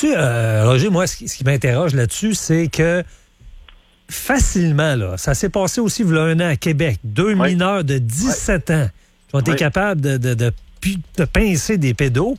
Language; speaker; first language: French; native; French